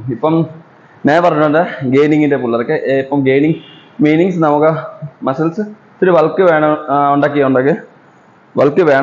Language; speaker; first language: Malayalam; non-native, learner; Assamese